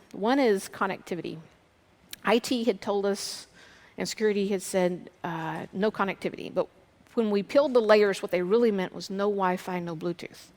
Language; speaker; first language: English; native; English